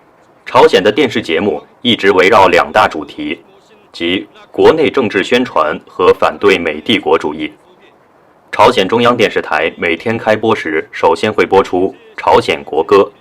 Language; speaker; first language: Chinese; native; Chinese